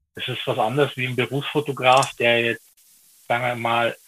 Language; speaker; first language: German; native; German